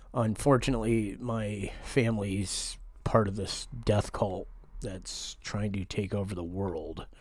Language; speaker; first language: English; native; English